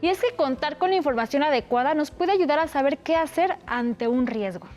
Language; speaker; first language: Spanish; native; Spanish